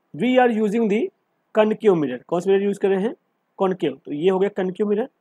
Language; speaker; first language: Hindi; native; Hindi